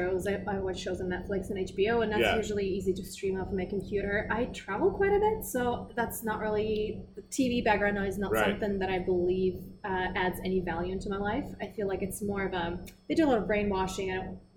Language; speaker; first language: English; non-native, fluent; Russian